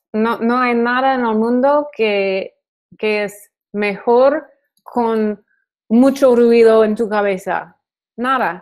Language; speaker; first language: Spanish; non-native, learner; English